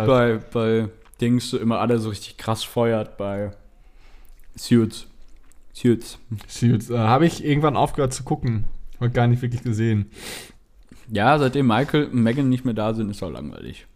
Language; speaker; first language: German; native; German